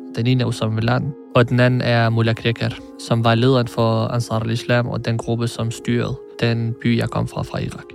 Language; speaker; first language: Danish; early bilingual, other home language; Arabic